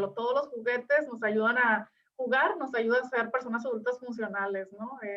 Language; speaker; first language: Spanish; native; Spanish